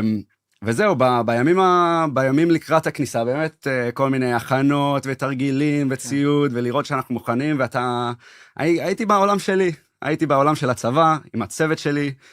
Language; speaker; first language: Hebrew; early bilingual, heritage; English